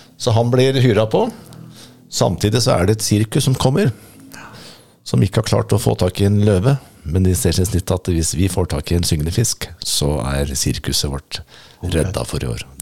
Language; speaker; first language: Norwegian; native; Norwegian